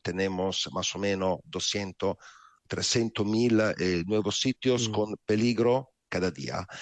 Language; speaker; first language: Spanish; non-native, learner; Italian